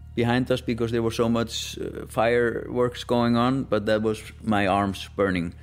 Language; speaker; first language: English; non-native, fluent; Icelandic